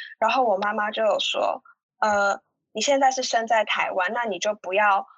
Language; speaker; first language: Chinese; native; Chinese